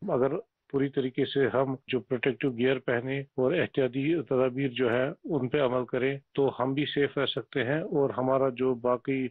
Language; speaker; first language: Hindi; non-native, local second language; Kashmiri